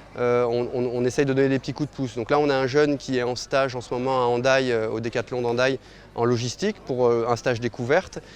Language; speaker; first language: French; native; French